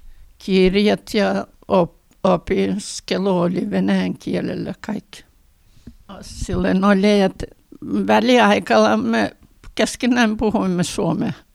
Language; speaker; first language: Finnish; early bilingual, heritage; Finnish